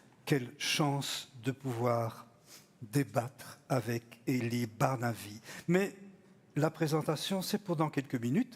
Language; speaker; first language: French; native; French